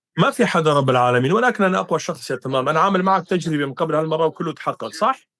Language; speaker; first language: Arabic; non-native, local second language; Kurdish